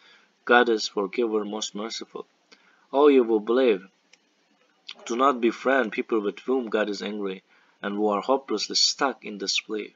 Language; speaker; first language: English; non-native, fluent; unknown